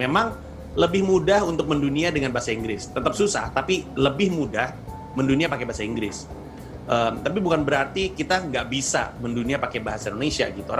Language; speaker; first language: Indonesian; native; Indonesian